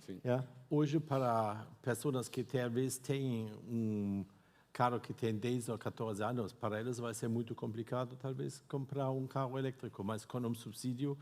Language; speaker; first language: Portuguese; non-native, fluent; German